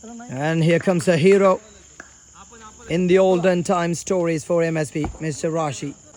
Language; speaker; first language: English; non-native, local second language; Malayalam